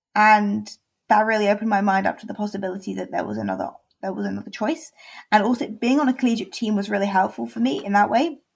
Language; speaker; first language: English; native; English